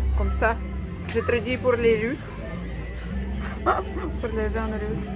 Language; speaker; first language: French; non-native, learner; Russian